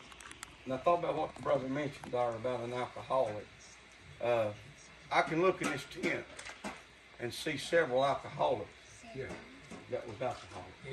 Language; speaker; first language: English; native; English